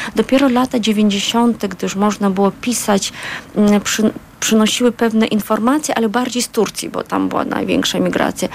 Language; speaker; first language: Polish; non-native, fluent; Azerbaijani